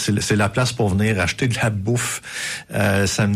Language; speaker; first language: French; native; French